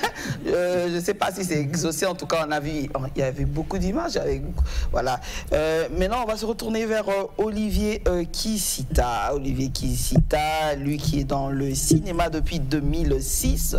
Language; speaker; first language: French; native; French